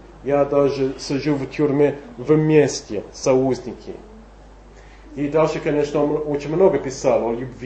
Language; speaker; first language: Russian; non-native, fluent; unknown